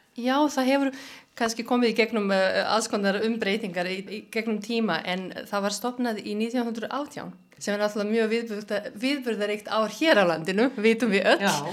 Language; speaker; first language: Icelandic; non-native, fluent; Serbian